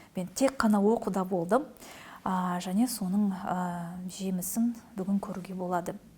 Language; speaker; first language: Kazakh; non-native, local second language; Russian